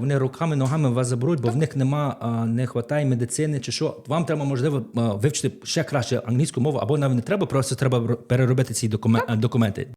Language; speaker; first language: Ukrainian; non-native, fluent; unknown